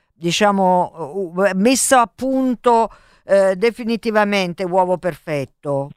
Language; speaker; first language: Italian; native; Italian